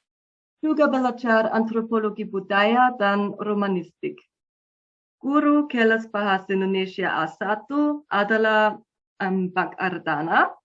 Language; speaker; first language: Indonesian; non-native, learner; German